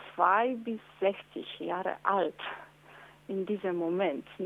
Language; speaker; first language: German; non-native, fluent; Polish